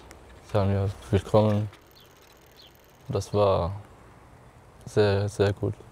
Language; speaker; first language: German; non-native, learner; Arabic